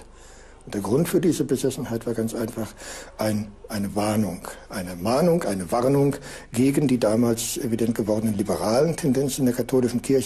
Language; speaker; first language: German; native; German